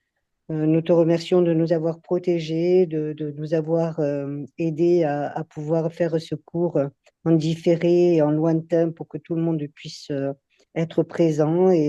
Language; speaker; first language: French; native; French